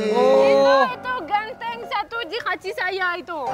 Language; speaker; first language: Indonesian; non-native, learner; Russian